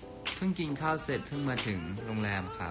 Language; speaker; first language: Korean; non-native, fluent; Thai